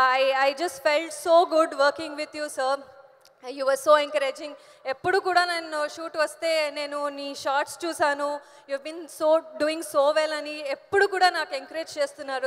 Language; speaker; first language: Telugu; non-native, learner; Kannada